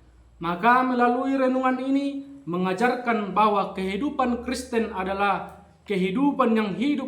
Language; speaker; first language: Indonesian; native; Indonesian